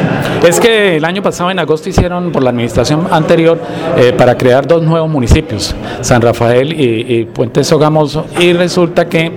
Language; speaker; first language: Spanish; native; Spanish